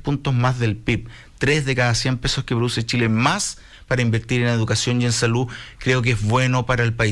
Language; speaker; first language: Spanish; native; Spanish